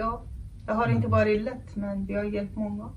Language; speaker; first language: Swedish; non-native, fluent; Kurdish